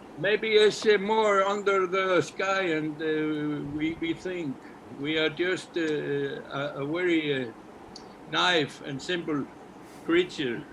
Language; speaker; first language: English; non-native, learner; Icelandic